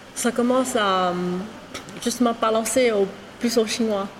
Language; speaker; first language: French; non-native, fluent; Chinese